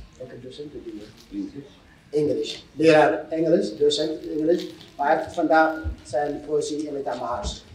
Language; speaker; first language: Dutch; non-native, fluent; Amharic